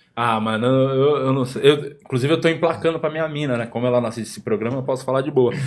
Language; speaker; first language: Portuguese; native; Portuguese